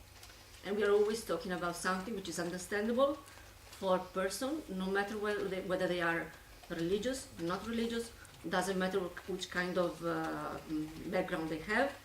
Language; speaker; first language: English; non-native, fluent; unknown